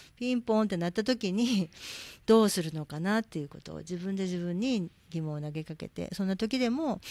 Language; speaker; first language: Japanese; native; Japanese